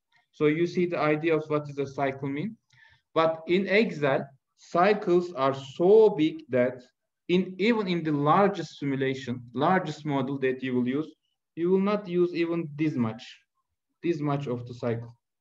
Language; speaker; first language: English; non-native, fluent; Turkish